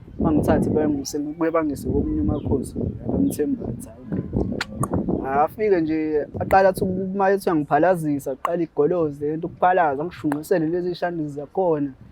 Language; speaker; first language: Zulu; native; Zulu